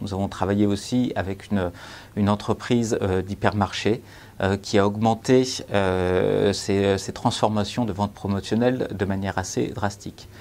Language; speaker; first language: French; native; French